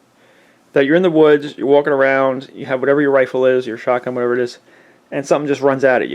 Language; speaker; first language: English; native; English